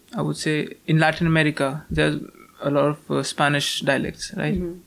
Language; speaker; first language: English; non-native, local second language; Hindi